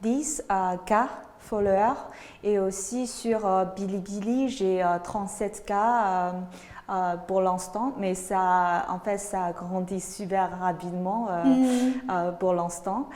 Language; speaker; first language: French; non-native, fluent; Chinese